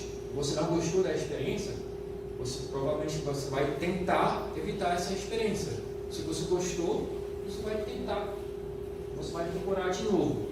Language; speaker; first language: Portuguese; non-native, fluent; German